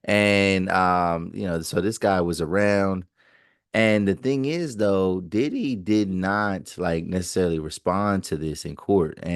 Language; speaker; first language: English; native; English